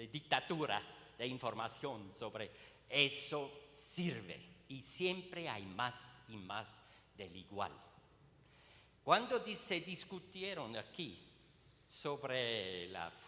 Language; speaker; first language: Spanish; non-native, learner; Swiss German